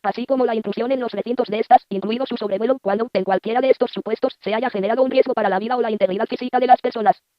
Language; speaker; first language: Spanish; native; Spanish